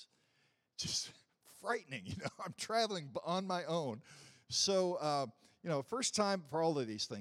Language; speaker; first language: English; native; English